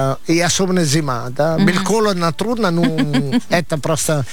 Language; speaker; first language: Russian; non-native, fluent; Italian